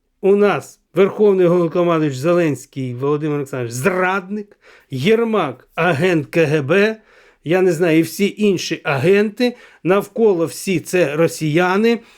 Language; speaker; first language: Ukrainian; non-native, local second language; Russian